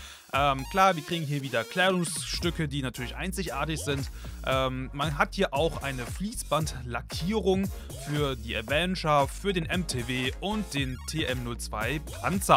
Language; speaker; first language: German; native; German